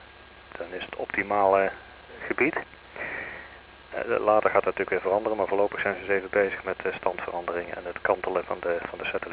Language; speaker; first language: Dutch; native; Dutch